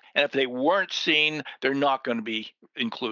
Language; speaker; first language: English; native; English